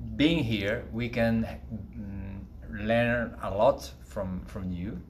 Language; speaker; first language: English; non-native, fluent; Spanish